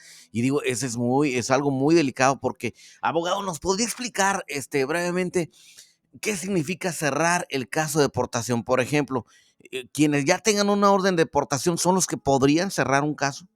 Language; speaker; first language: Spanish; native; Spanish